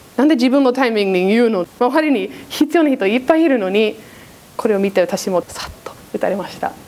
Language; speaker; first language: Japanese; non-native, fluent; English